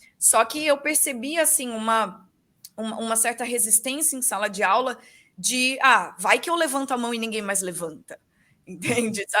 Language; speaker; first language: Portuguese; native; Portuguese